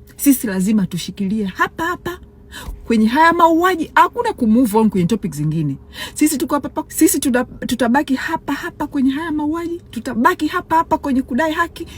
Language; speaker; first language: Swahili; native; Swahili